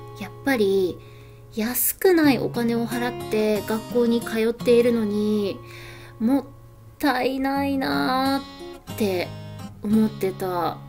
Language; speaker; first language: Japanese; native; Japanese